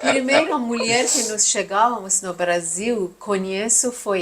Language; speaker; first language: Portuguese; non-native, learner; Persian